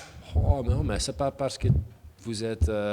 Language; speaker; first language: French; non-native, local second language; Dutch